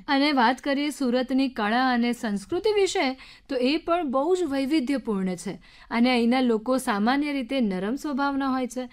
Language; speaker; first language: Gujarati; native; Gujarati